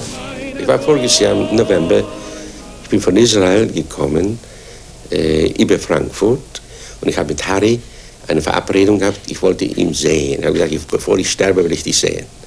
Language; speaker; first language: German; non-native, fluent; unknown